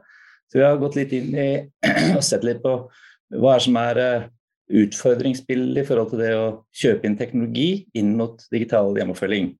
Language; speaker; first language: Norwegian; native; Norwegian